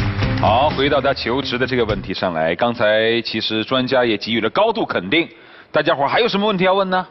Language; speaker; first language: Chinese; native; Chinese